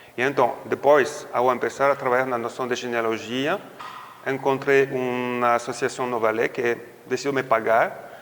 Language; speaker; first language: Portuguese; non-native, fluent; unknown